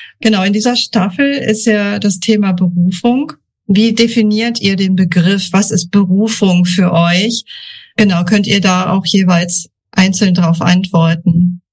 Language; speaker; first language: German; native; German